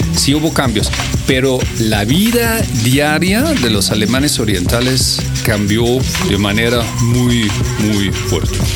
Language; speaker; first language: Spanish; non-native, fluent; German